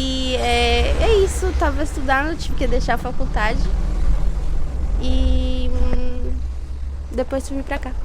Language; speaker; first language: Portuguese; non-native, fluent; Spanish